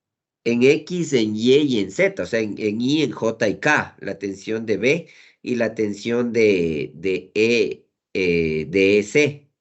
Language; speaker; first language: Spanish; native; Spanish